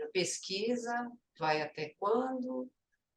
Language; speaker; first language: Portuguese; native; Portuguese